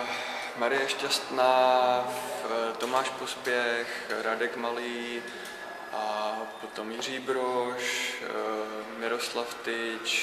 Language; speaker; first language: Czech; native; Czech